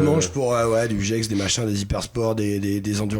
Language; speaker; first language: French; native; French